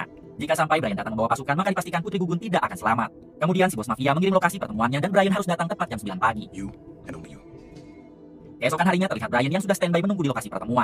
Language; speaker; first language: Indonesian; native; Indonesian